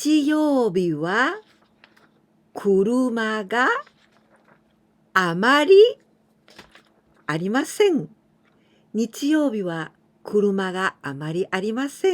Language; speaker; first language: Japanese; non-native, fluent; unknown